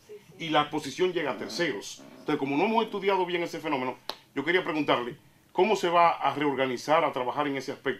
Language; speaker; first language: Spanish; native; Spanish